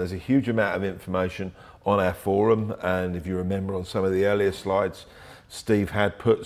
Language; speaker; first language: English; native; English